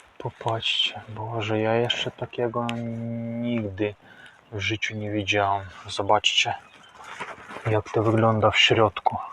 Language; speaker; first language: Polish; non-native, fluent; Russian